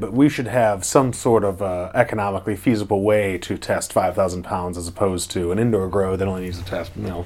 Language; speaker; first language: English; native; English